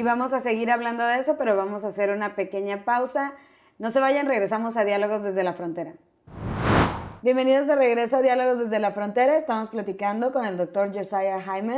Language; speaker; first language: Spanish; native; Spanish